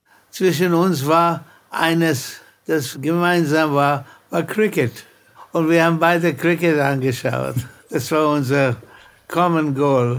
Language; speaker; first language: German; non-native, fluent; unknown